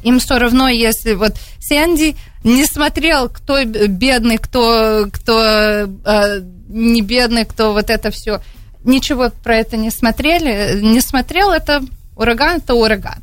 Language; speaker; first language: Russian; early bilingual, heritage; Russian